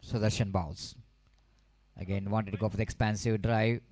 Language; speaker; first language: English; non-native, local second language; Kannada